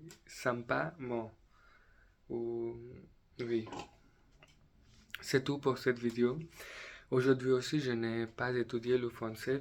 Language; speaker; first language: French; non-native, learner; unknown